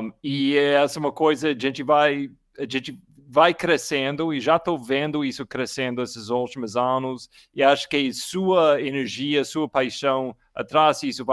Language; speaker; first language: Portuguese; non-native, learner; English